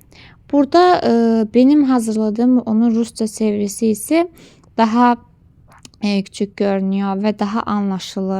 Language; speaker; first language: Turkish; non-native, local second language; Azerbaijani